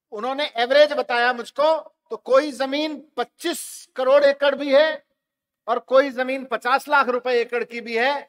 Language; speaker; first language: Hindi; native; Hindi